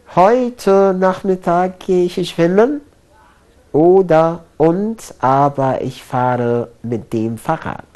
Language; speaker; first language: German; non-native, fluent; Arabic